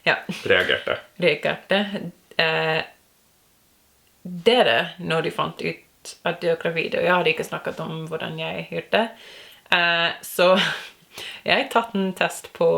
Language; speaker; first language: Norwegian; non-native, learner; English